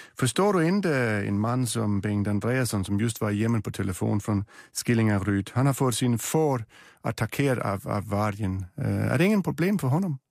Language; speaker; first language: Swedish; native; Swedish